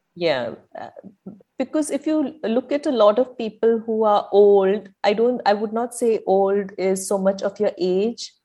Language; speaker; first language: English; non-native, local second language; Malayalam